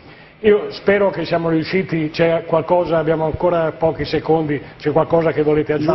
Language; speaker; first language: Italian; native; Italian